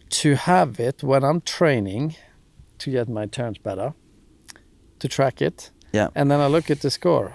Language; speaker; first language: English; non-native, fluent; Swedish